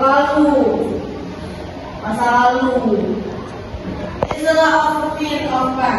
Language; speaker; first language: English; non-native, learner; Indonesian